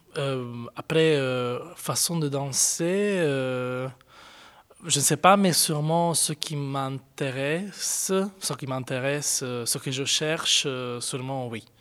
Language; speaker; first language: French; non-native, fluent; Italian